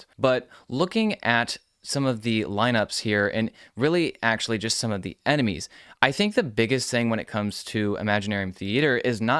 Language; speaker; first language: English; native; English